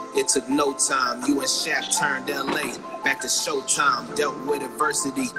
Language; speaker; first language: English; native; English